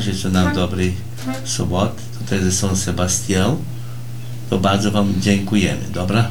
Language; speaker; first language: Polish; early bilingual, heritage; Portuguese